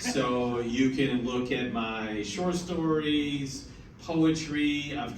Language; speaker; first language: English; native; English